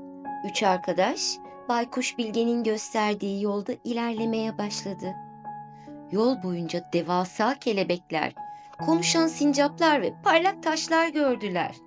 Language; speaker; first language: Turkish; native; Turkish